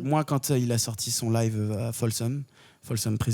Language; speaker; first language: French; native; French